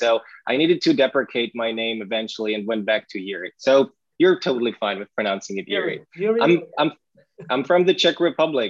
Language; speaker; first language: English; non-native, fluent; Czech